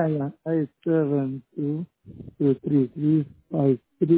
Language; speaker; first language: English; non-native, learner; Romanian